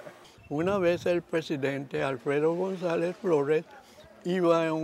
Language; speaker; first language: Spanish; non-native, local second language; English